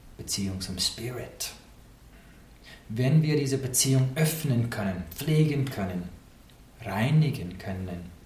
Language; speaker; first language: German; non-native, fluent; English